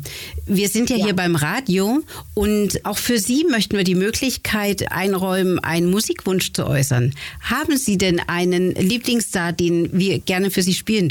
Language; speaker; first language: German; native; German